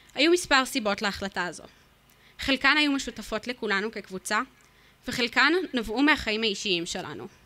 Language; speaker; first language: Hebrew; native; Hebrew